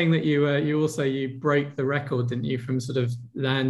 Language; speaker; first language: English; native; English